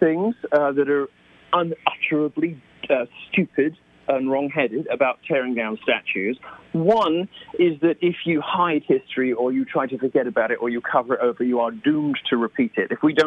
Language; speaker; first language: English; native; English